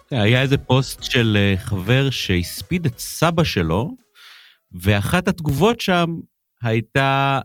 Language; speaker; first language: Hebrew; native; Hebrew